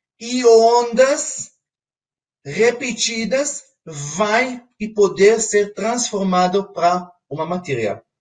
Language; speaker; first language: Portuguese; non-native, fluent; Hebrew